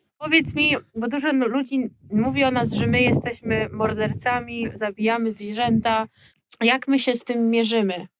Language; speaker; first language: Polish; early bilingual, heritage; Polish